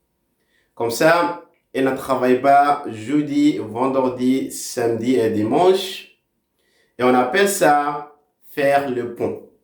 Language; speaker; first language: French; non-native, fluent; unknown